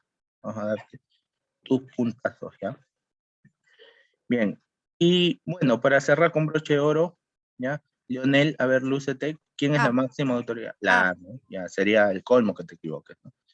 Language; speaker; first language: Spanish; native; Spanish